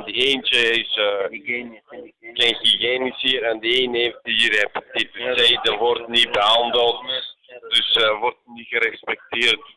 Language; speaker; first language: Dutch; non-native, local second language; Bosnian